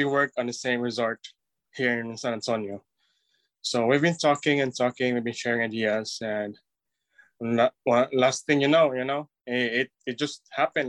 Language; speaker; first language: English; non-native, local second language; Cebuano